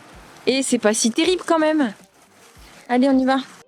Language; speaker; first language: French; native; French